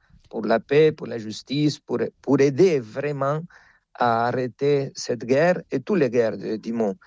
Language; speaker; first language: French; non-native, fluent; Spanish